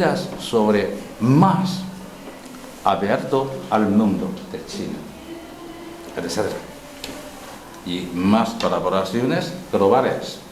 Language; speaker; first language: Spanish; non-native, learner; Chinese